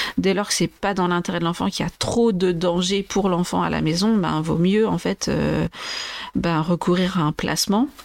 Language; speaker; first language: French; native; French